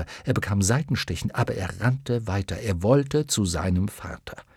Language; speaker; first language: German; native; German